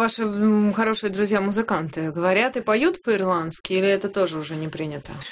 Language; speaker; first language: Russian; native; Russian